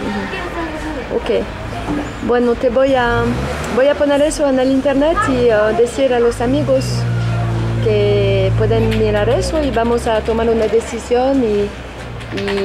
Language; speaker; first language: Spanish; non-native, fluent; French